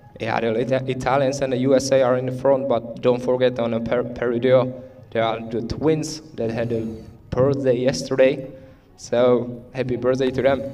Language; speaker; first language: English; non-native, fluent; Czech